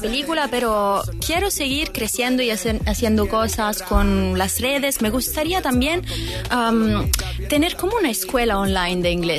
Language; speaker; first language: Spanish; non-native, fluent; Italian